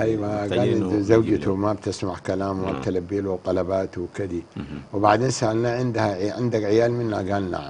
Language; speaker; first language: Arabic; native; Arabic